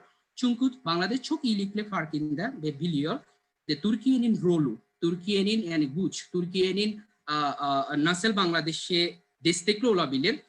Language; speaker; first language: Turkish; non-native, learner; Bangla